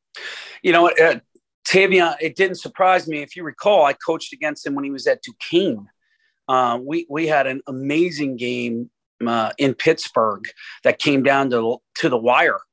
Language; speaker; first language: English; native; English